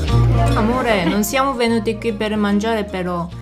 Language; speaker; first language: Italian; non-native, fluent; Korean